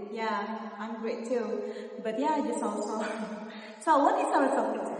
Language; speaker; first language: English; non-native, learner; Indonesian